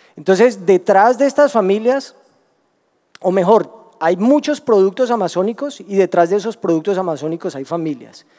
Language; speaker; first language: Spanish; native; Spanish